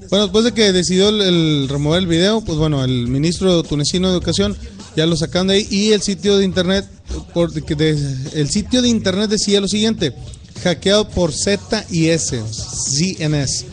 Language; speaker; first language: Spanish; native; Spanish